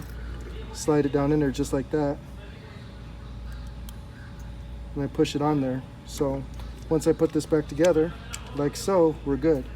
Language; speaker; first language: English; native; English